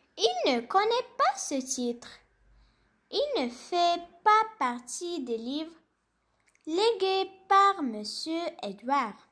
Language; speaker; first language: French; non-native, local second language; Arabic